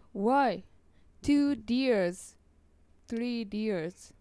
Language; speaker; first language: English; non-native, learner; Japanese